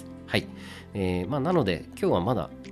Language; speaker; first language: Japanese; native; Japanese